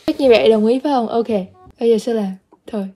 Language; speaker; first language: Vietnamese; early bilingual, heritage; Vietnamese